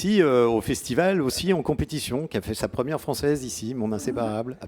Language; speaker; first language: French; native; French